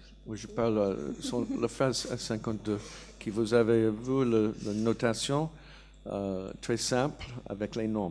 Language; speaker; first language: French; non-native, learner; English